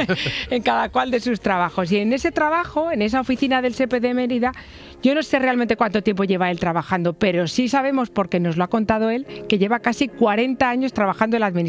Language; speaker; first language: Spanish; native; Spanish